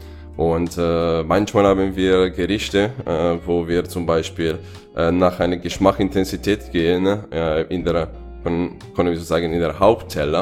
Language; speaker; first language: German; non-native, fluent; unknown